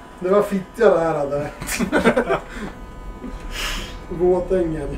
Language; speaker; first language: Swedish; native; Swedish